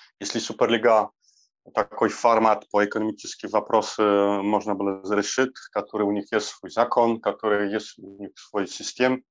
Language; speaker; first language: Russian; non-native, learner; Polish